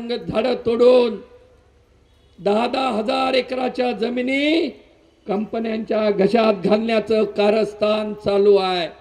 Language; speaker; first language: Marathi; non-native, local second language; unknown